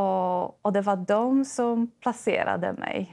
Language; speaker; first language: Swedish; non-native, fluent; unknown